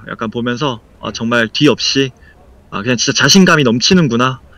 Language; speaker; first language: Korean; native; Korean